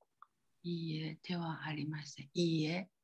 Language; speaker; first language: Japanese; non-native, learner; Chinese